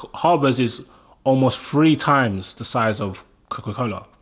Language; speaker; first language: English; native; English